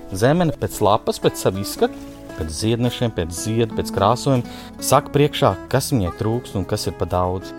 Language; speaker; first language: Latvian; native; Latvian